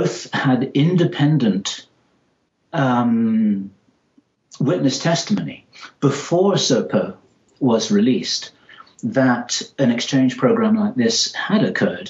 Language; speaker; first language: English; native; English